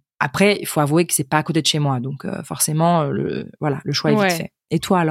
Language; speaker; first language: French; native; French